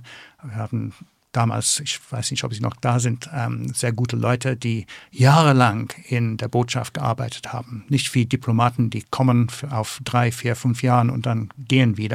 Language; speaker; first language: German; non-native, fluent; English